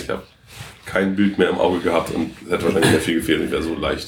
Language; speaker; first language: German; native; German